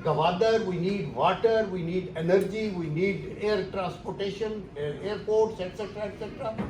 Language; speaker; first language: English; non-native, local second language; Urdu